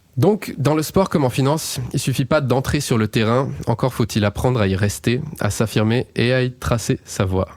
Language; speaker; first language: French; native; French